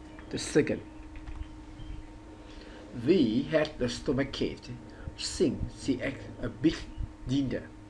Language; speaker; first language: English; non-native, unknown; Vietnamese